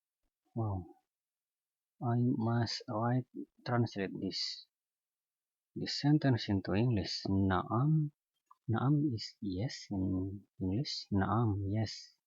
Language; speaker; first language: English; non-native, fluent; Indonesian